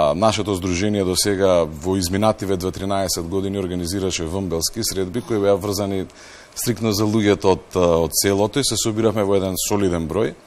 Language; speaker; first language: Macedonian; native; Macedonian